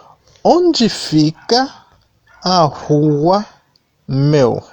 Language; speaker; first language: Portuguese; non-native, fluent; Haitian Creole